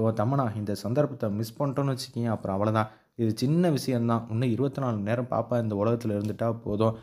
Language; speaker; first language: Tamil; native; Tamil